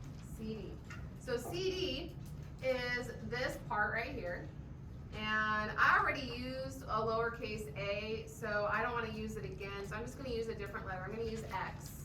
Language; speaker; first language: English; native; English